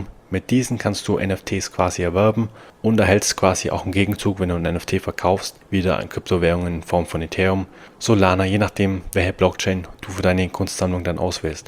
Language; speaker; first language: German; native; German